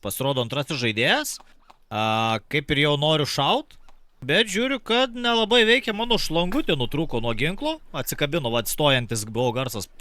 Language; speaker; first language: Lithuanian; native; Lithuanian